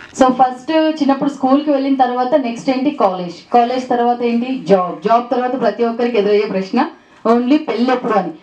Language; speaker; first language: Telugu; native; Telugu